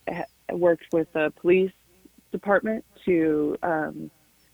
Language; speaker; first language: English; native; English